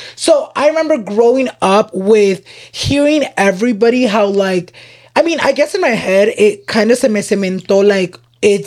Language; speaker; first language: English; early bilingual, other home language; Spanish